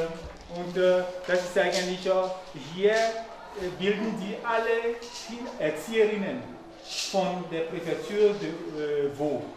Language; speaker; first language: German; non-native, fluent; Ewe